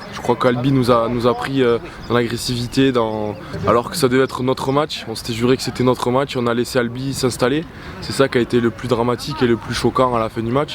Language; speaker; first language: French; native; French